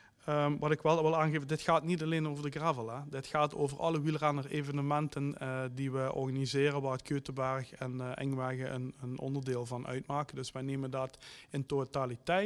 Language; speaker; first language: Dutch; native; Dutch